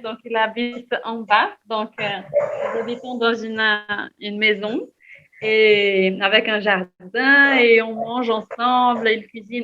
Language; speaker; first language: French; non-native, fluent; Portuguese